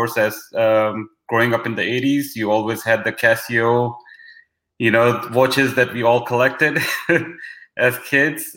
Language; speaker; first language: English; non-native, local second language; Hindi